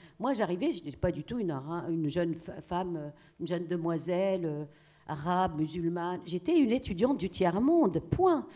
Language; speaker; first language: French; non-native, local second language; Arabic